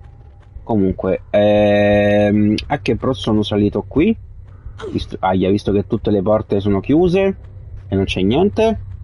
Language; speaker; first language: Italian; native; Italian